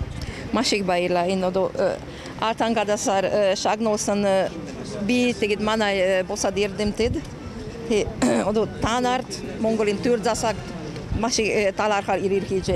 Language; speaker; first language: Mongolian; non-native, fluent; Hungarian